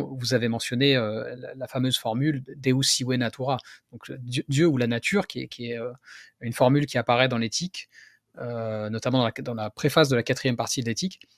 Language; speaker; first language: French; native; French